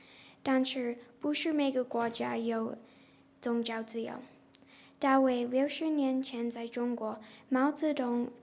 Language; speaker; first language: Chinese; non-native, learner; English